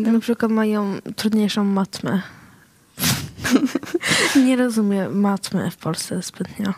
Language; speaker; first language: Polish; early bilingual, heritage; Swedish